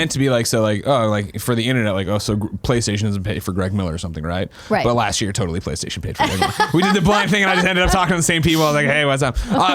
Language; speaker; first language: English; native; English